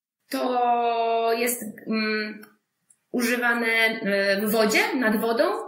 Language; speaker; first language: Polish; native; Polish